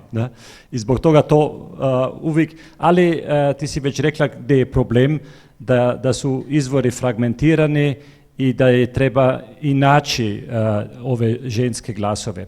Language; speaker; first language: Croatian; non-native, fluent; German